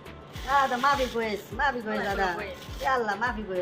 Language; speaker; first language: Arabic; non-native, learner; Bangla